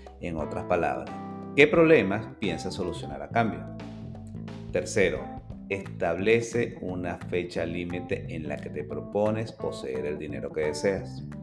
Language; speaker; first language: Spanish; native; Spanish